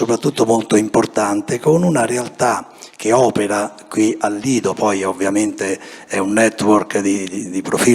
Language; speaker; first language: Italian; native; Italian